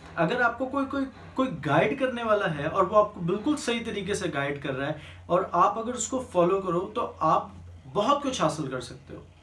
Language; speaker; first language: Urdu; native; Urdu